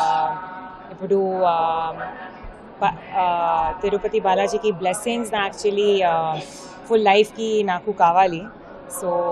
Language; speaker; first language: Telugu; non-native, learner; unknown